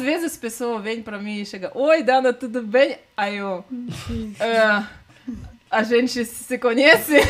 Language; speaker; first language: Portuguese; non-native, learner; Russian